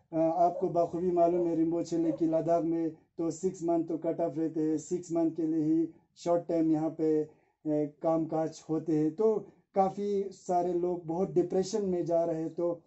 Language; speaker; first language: Hindi; non-native, local second language; Ladakhi